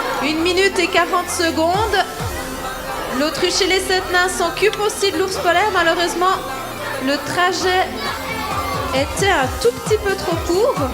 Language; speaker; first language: French; native; French